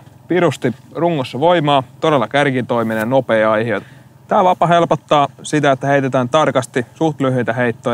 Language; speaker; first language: Finnish; native; Finnish